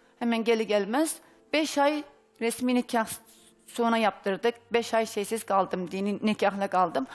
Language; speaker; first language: Turkish; native; Turkish